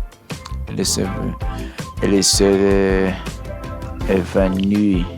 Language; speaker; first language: French; non-native, learner; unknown